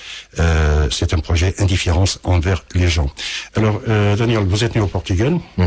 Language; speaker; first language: French; early bilingual, other home language; Portuguese